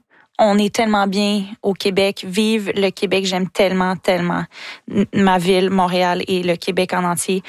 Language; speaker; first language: French; native; French